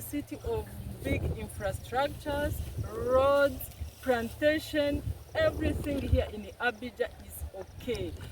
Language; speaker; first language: English; non-native, local second language; Kinyarwanda